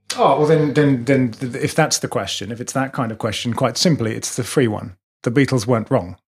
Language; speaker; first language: English; native; English